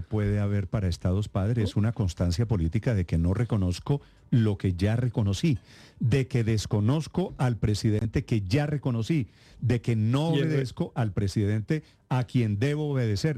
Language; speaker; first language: Spanish; native; Spanish